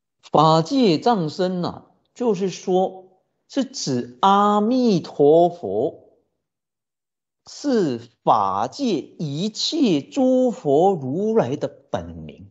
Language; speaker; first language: Chinese; native; Chinese